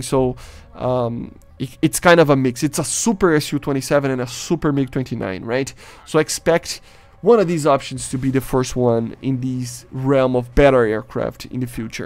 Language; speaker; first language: English; non-native, fluent; Portuguese